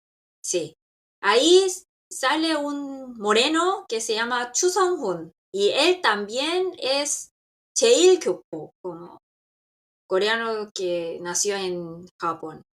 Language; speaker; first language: Spanish; non-native, local second language; Korean